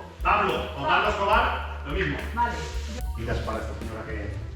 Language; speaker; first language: Spanish; non-native, learner; Korean